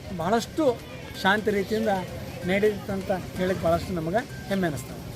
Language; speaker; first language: Kannada; non-native, local second language; Urdu